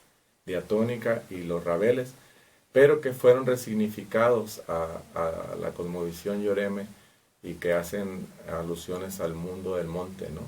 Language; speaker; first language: Spanish; native; Spanish